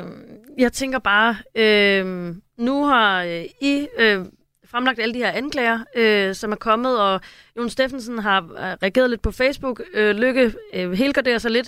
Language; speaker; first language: Danish; native; Danish